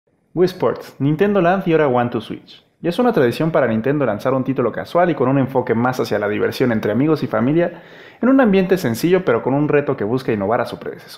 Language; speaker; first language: Spanish; native; Spanish